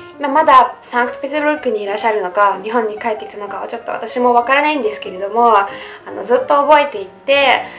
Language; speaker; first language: Japanese; non-native, fluent; Russian